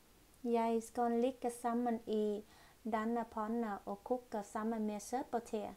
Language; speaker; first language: Norwegian; non-native, learner; Vietnamese